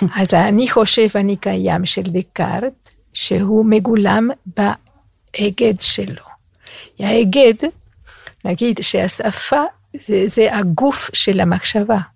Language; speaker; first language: Hebrew; non-native, fluent; Spanish